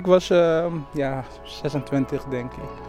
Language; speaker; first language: Dutch; non-native, learner; Somali